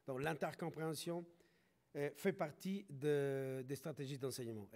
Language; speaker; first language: French; non-native, fluent; Spanish